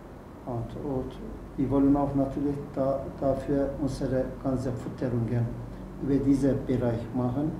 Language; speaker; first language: German; non-native, learner; Turkish